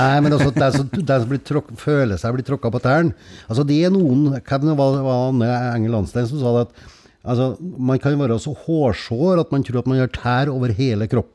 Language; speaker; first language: Norwegian; native; Norwegian